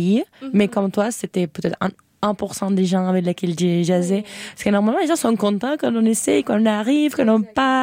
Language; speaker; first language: French; non-native, fluent; Spanish